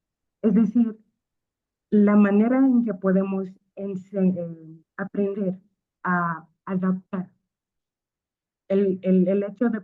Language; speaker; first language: Spanish; non-native, fluent; Akan